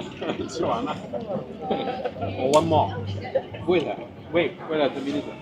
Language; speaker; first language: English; non-native, learner; Chinese